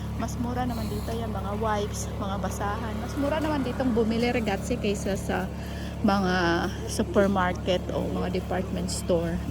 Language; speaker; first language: Filipino; native; Filipino